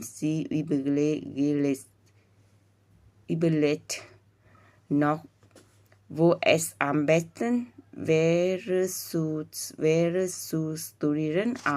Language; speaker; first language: German; non-native, learner; Vietnamese